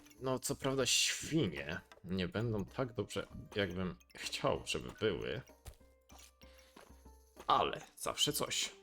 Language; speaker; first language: Polish; native; Polish